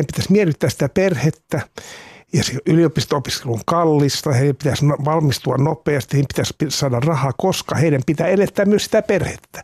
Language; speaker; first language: Finnish; native; Finnish